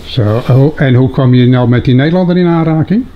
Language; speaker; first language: Dutch; native; Dutch